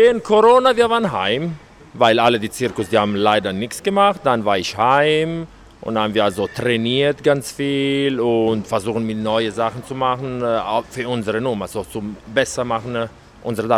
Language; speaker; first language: German; non-native, learner; Italian